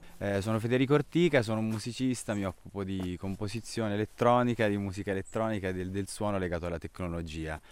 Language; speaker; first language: Italian; native; Italian